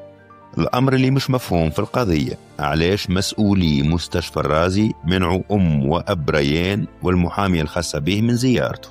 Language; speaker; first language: Arabic; native; Arabic